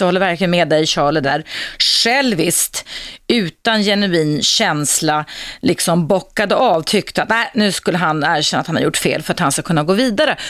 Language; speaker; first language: Swedish; native; Swedish